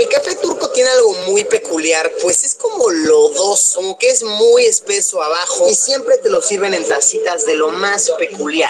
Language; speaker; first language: Spanish; native; Spanish